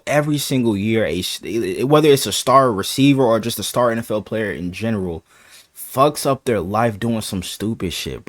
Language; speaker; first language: English; native; English